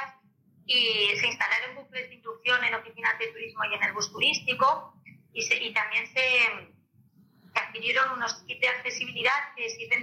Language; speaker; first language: Spanish; native; Spanish